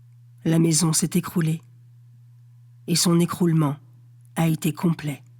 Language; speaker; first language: French; native; French